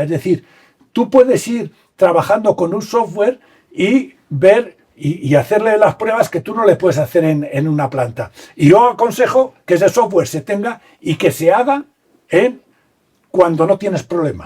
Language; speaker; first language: Spanish; native; Spanish